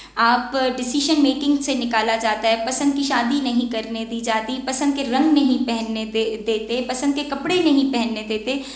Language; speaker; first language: Urdu; non-native, local second language; Sindhi